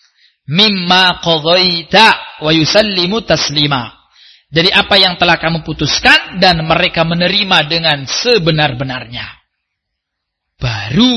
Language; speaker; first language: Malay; non-native, local second language; Javanese